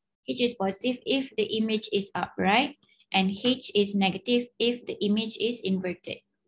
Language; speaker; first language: English; non-native, local second language; Malay